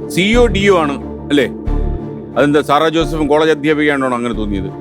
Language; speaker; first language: Malayalam; native; Malayalam